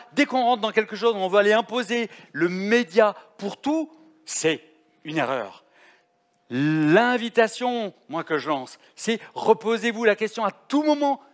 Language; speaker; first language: French; native; French